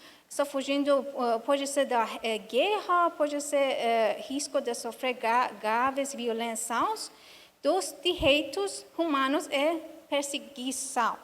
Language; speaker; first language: Portuguese; non-native, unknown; Persian